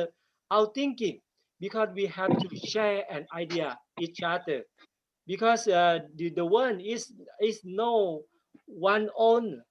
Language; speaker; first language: English; non-native, learner; Thai